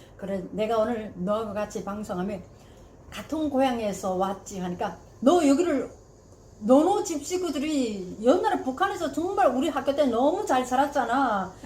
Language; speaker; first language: Korean; native; Korean